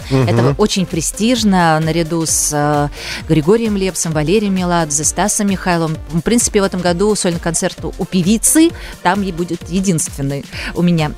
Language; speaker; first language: Russian; early bilingual, other home language; Kurdish